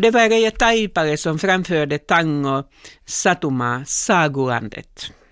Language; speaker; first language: Swedish; non-native, local second language; Finnish